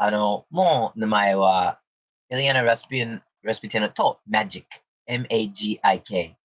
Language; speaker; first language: Japanese; non-native, learner; English